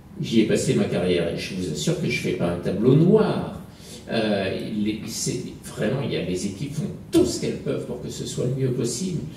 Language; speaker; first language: French; native; French